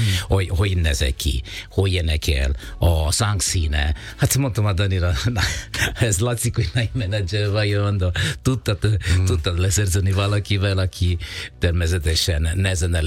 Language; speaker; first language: Hungarian; non-native, learner; Italian